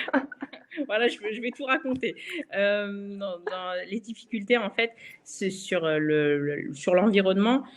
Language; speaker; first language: French; native; French